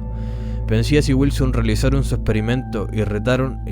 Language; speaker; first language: Spanish; native; Spanish